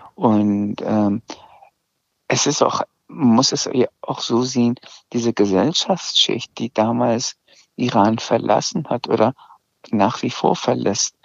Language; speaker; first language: German; early bilingual, other home language; Azerbaijani